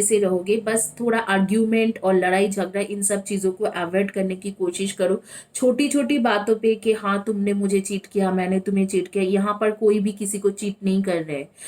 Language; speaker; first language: Hindi; non-native, local second language; Bangla